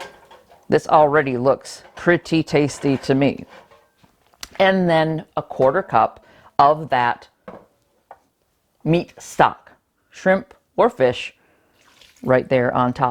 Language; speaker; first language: English; native; English